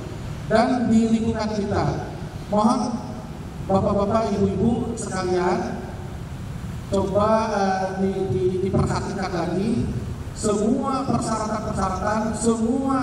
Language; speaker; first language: Indonesian; native; Indonesian